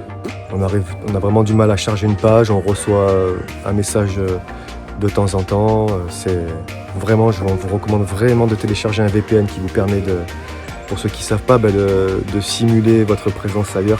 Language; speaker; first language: French; native; French